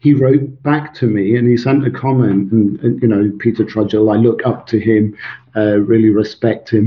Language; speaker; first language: English; non-native, local second language; Swedish